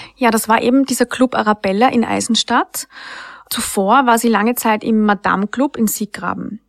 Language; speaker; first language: German; native; German